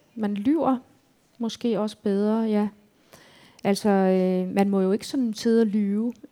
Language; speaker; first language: Danish; native; Danish